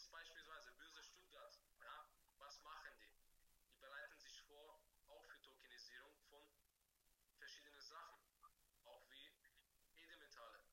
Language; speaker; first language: German; non-native, fluent; Bulgarian